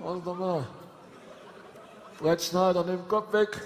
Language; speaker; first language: German; native; German